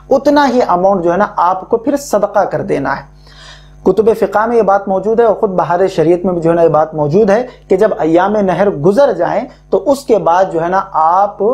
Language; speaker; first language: Urdu; native; Urdu